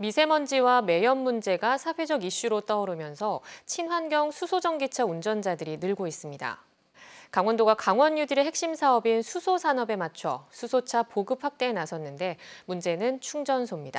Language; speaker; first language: Korean; native; Korean